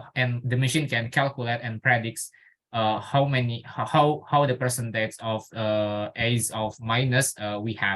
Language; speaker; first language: English; non-native, learner; Indonesian